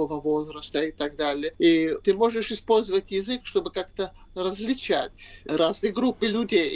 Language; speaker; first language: Russian; non-native, fluent; Swedish